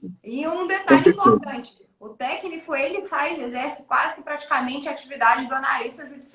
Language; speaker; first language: Portuguese; native; Portuguese